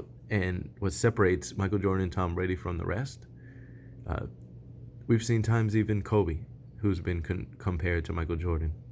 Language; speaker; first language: English; native; English